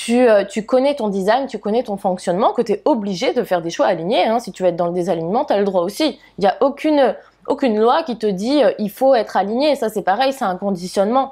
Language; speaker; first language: French; native; French